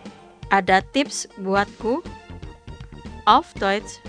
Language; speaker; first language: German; non-native, fluent; Indonesian